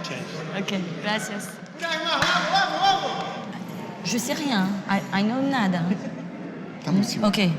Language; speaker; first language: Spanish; non-native, learner; French